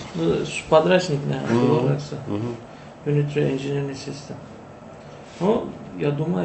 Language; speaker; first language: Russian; non-native, learner; Turkish